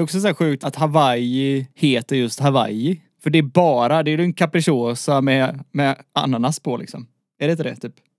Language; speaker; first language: Swedish; native; Swedish